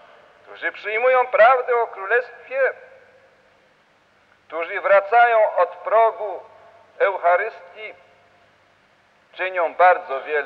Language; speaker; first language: Polish; native; Polish